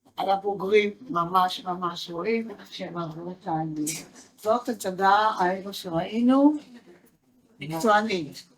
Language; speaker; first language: Hebrew; native; Hebrew